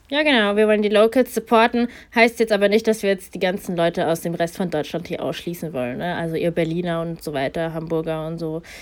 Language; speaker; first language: German; early bilingual, other home language; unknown